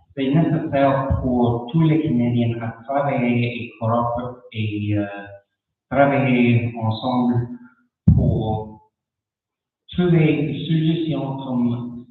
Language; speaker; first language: French; non-native, learner; English